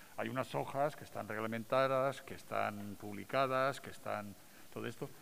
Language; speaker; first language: Spanish; non-native, local second language; Catalan